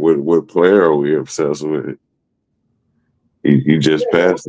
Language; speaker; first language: English; native; English